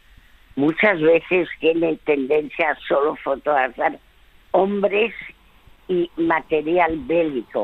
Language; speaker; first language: Spanish; non-native, fluent; French